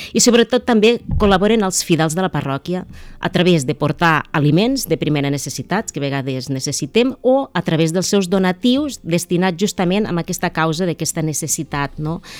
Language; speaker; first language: Catalan; native; Catalan